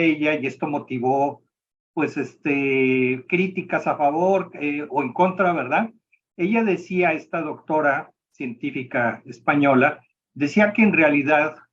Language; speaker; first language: Spanish; native; Spanish